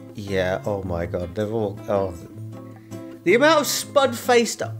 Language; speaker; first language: English; native; English